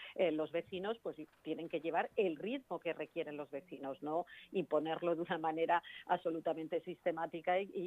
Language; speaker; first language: Spanish; native; Spanish